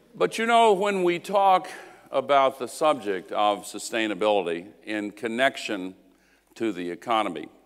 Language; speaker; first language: English; native; English